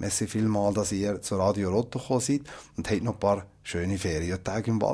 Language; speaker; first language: German; native; German